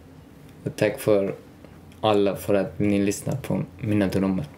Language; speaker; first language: Swedish; non-native, learner; Persian